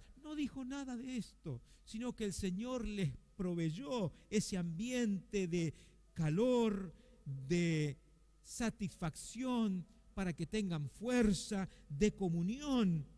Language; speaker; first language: Spanish; native; Spanish